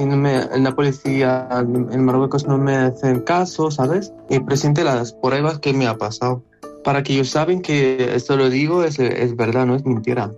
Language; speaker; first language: Spanish; non-native, learner; Arabic